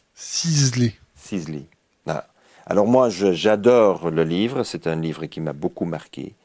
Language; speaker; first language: French; native; French